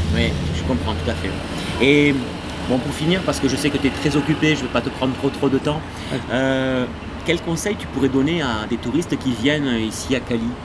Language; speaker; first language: French; native; French